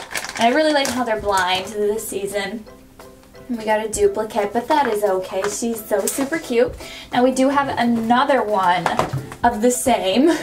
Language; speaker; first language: English; native; English